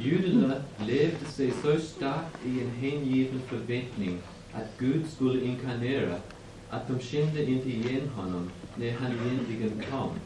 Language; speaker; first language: Swedish; non-native, fluent; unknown